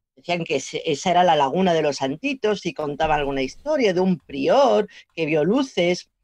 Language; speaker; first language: Spanish; native; Spanish